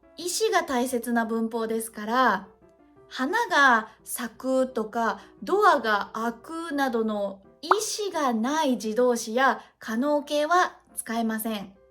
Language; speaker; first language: Japanese; native; Japanese